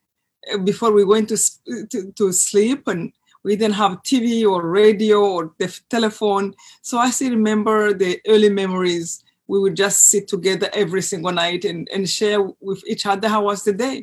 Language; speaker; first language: English; non-native, local second language; Kinyarwanda